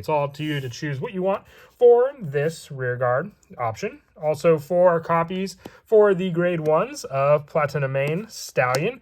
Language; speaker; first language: English; native; English